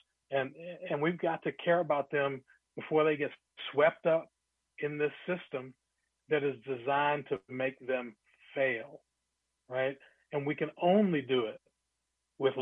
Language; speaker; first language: English; native; English